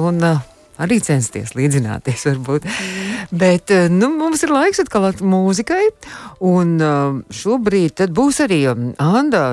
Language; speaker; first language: Latvian; native; Latvian